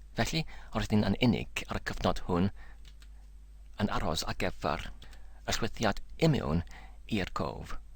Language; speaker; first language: Welsh; non-native, learner; English